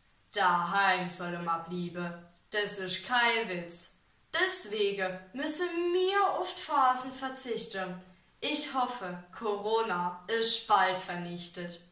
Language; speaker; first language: German; native; German